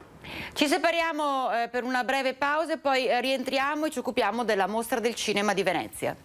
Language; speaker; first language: Italian; native; Italian